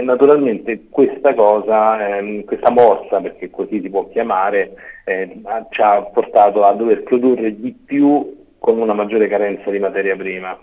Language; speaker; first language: Italian; native; Italian